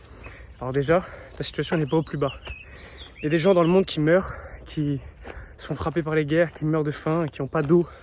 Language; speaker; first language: French; native; French